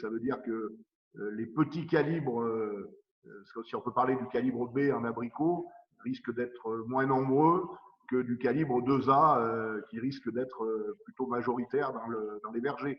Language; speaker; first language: French; native; French